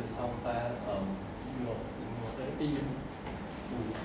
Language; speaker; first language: French; non-native, learner; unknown